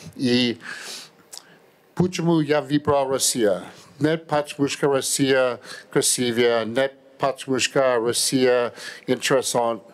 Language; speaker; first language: Russian; non-native, learner; English